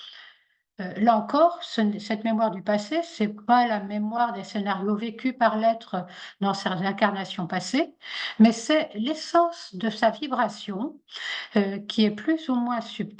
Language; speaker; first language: French; native; French